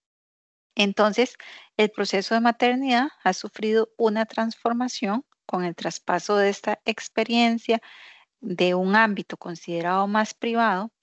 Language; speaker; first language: Spanish; native; Spanish